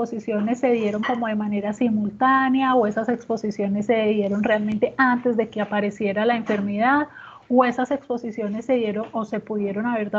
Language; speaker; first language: Spanish; native; Spanish